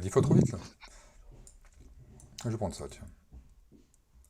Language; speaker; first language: French; native; French